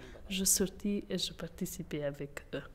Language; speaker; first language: French; non-native, learner; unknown